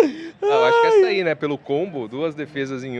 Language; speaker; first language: Portuguese; native; Portuguese